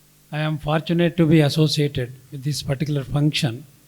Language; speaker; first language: English; non-native, local second language; Telugu